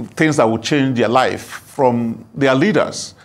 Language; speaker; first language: English; non-native, local second language; Igbo